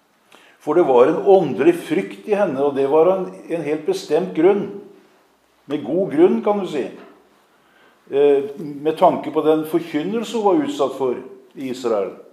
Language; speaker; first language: Norwegian; native; Norwegian